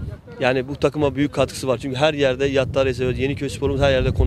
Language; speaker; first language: Turkish; native; Turkish